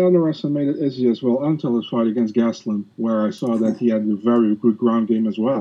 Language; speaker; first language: English; non-native, fluent; Dutch